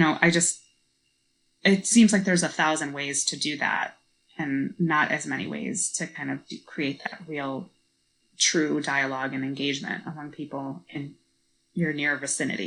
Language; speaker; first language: English; native; English